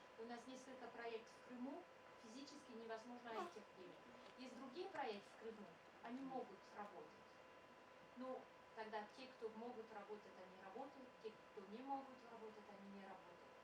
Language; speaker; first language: Russian; non-native, fluent; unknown